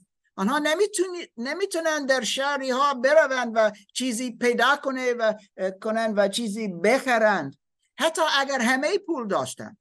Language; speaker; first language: Persian; non-native, learner; German